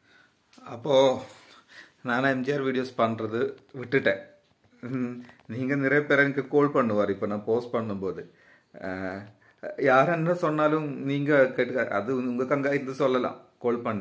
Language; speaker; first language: Tamil; non-native, learner; Malayalam